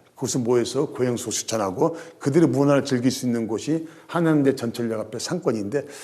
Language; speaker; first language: Korean; native; Korean